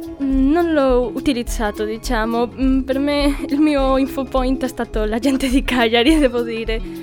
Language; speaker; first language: Italian; non-native, fluent; Spanish